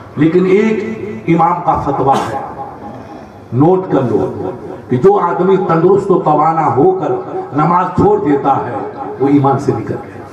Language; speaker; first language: Urdu; non-native, local second language; Sindhi